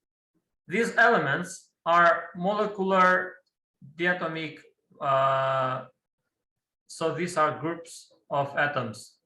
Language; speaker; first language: English; non-native, fluent; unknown